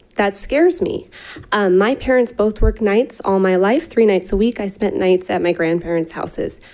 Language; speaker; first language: English; native; English